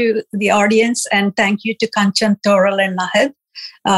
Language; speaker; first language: English; non-native, local second language; Telugu